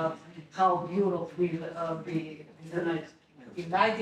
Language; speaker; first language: English; non-native, learner; French